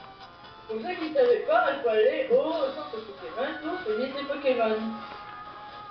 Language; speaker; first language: French; native; French